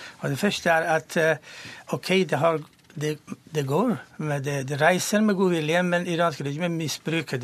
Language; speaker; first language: Norwegian; non-native, fluent; Persian